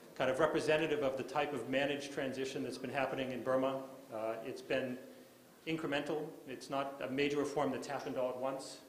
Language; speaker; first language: English; native; English